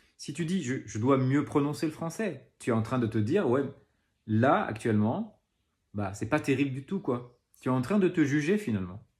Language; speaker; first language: French; native; French